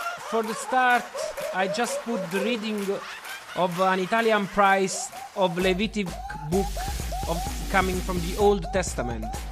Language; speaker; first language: English; non-native, fluent; Italian